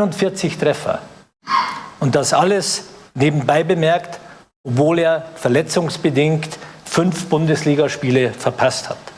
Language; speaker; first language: German; native; German